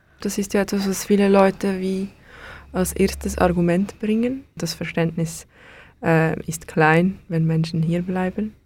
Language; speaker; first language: German; native; German